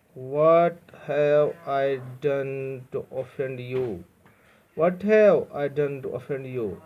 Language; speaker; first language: English; non-native, local second language; Urdu